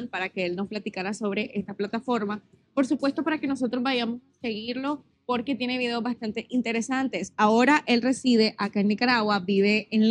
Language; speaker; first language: Spanish; native; Spanish